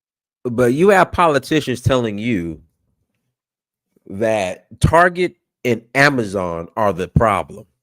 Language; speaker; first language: English; native; English